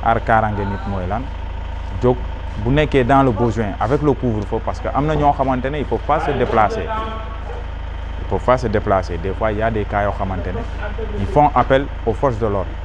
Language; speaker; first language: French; non-native, local second language; Wolof